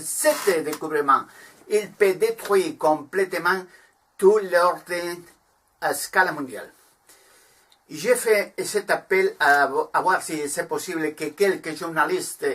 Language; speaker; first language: French; non-native, learner; Spanish